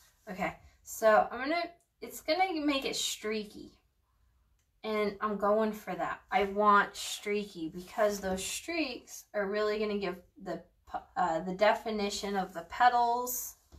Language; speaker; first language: English; early bilingual, other home language; Spanish